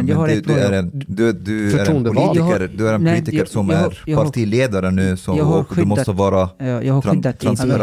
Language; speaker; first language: Swedish; early bilingual, other home language; Arabic